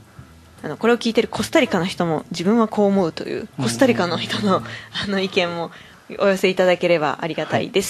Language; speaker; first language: Japanese; native; Japanese